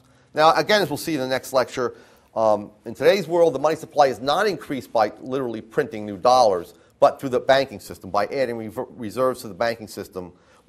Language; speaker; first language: English; native; English